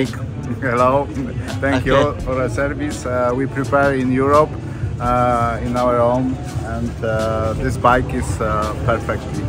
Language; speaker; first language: English; non-native, learner; Polish